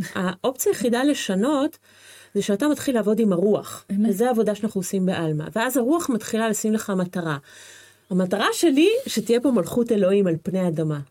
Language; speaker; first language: Hebrew; non-native, fluent; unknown